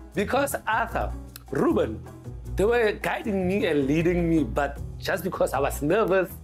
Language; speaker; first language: English; non-native, local second language; Southern Sotho